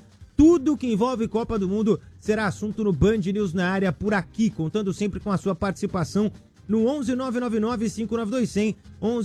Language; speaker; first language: Portuguese; native; Portuguese